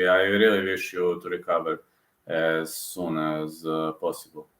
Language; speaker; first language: English; non-native, fluent; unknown